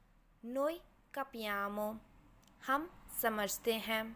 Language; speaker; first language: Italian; non-native, learner; Urdu